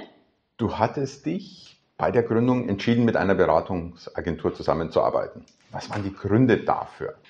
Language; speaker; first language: German; native; German